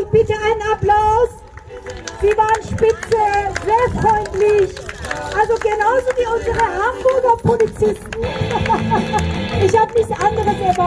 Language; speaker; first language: German; native; German